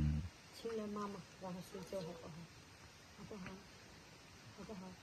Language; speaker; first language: Chinese; non-native, learner; Nepali